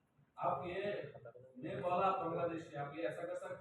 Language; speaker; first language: Hindi; non-native, learner; Bangla